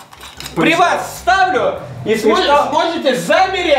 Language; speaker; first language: Russian; native; Russian